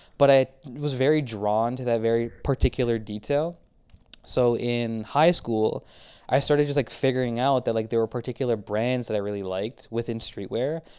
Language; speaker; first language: English; early bilingual, other home language; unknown